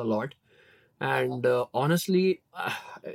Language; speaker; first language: English; non-native, local second language; Hindi